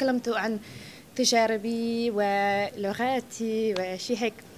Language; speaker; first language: Arabic; non-native, fluent; English